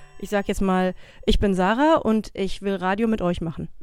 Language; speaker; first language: German; native; German